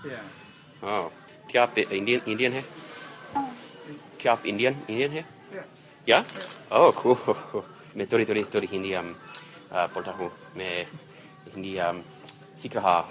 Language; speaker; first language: Hindi; non-native, learner; English